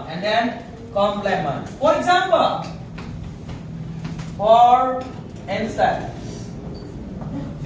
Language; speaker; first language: English; non-native, learner; Indonesian